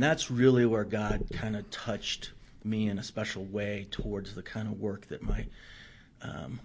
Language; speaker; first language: English; native; English